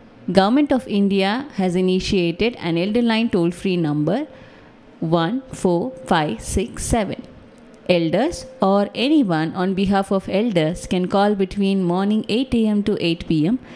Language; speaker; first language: English; non-native, local second language; Kannada